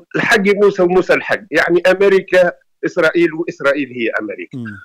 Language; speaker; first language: Arabic; native; Arabic